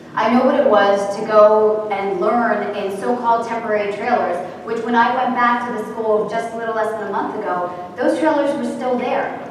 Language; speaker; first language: English; native; English